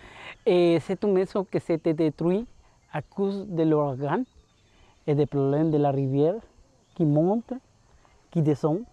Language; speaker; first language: French; non-native, fluent; Spanish